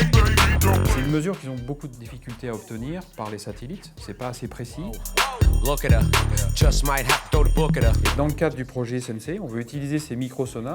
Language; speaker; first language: French; native; French